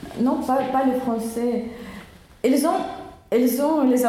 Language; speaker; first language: French; non-native, learner; Russian